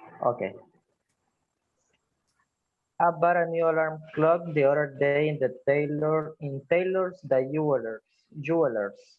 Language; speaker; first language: English; non-native, fluent; Spanish